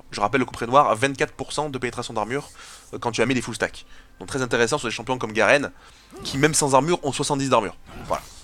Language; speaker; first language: French; native; French